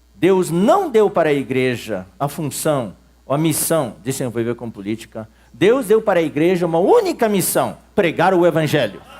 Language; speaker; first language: Portuguese; early bilingual, other home language; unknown